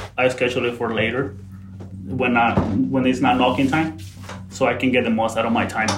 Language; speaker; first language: English; non-native, fluent; Spanish